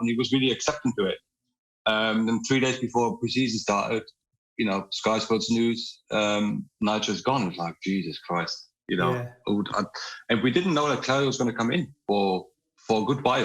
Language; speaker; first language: English; non-native, fluent; German